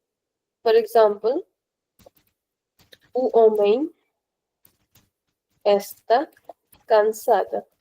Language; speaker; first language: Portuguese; non-native, fluent; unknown